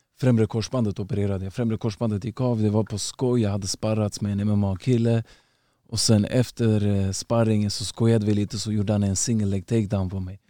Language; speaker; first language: Swedish; early bilingual, other home language; Uzbek